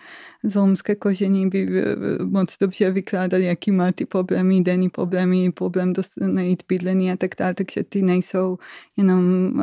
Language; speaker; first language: Czech; non-native, fluent; Hebrew